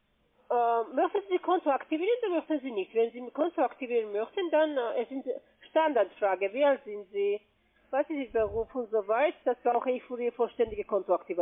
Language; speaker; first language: German; non-native, fluent; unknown